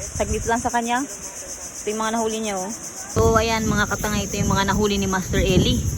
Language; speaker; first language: Filipino; native; Filipino